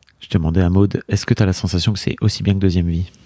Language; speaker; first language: French; native; French